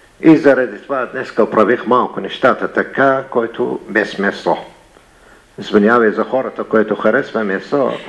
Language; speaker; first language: Bulgarian; non-native, learner; Arabic